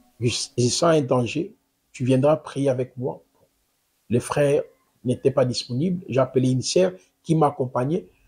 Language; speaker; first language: French; non-native, local second language; Lingala